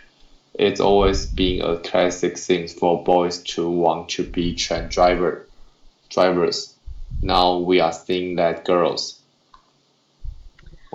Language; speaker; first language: English; non-native, learner; Chinese